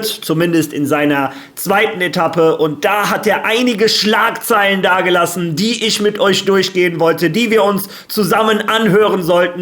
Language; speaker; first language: German; native; German